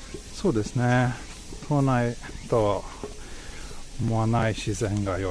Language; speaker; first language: Japanese; non-native, learner; English